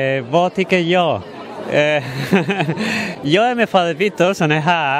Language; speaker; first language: Swedish; non-native, fluent; Spanish